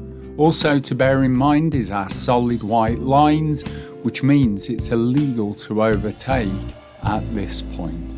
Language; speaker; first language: English; native; English